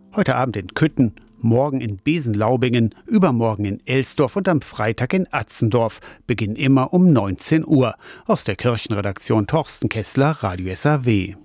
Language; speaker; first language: German; native; German